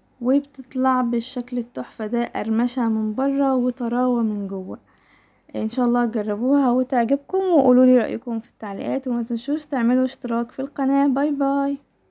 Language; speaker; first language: Arabic; native; Arabic